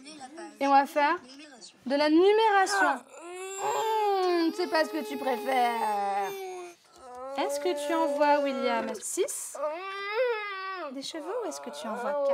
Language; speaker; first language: French; native; French